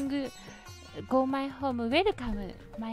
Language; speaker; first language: English; non-native, learner; Japanese